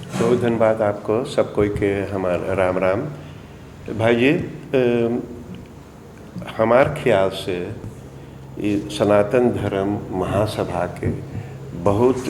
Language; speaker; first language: Hindi; non-native, learner; Caribbean Hindustani